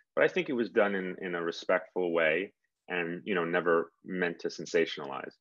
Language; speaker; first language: English; native; English